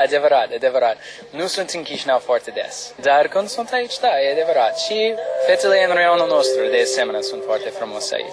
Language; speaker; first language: Romanian; non-native, learner; English